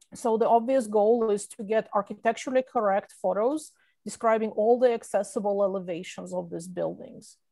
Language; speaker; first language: English; non-native, fluent; Russian